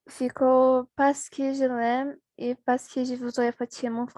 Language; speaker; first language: French; non-native, learner; Portuguese